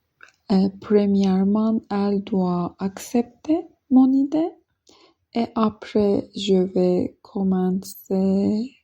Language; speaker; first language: French; non-native, learner; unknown